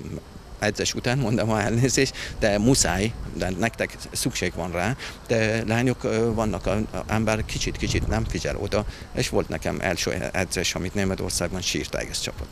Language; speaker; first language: Hungarian; non-native, learner; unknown